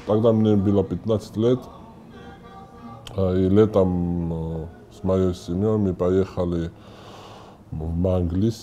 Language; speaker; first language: Russian; non-native, fluent; Georgian